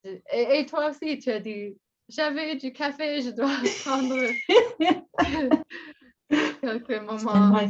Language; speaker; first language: French; non-native, learner; English